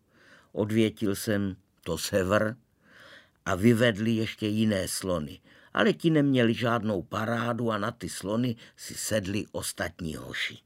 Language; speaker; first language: Czech; native; Czech